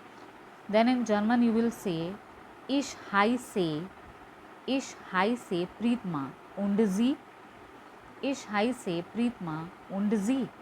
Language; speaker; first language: German; non-native, learner; Hindi